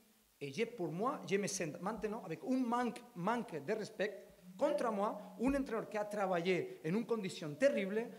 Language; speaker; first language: French; non-native, learner; Spanish